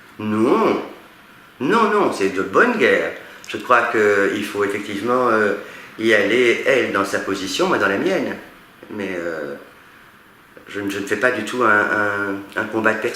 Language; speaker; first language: French; native; French